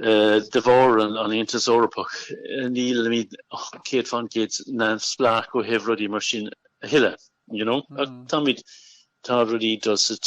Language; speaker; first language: Irish; non-native, local second language; English